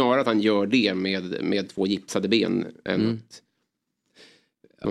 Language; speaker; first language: Swedish; native; Swedish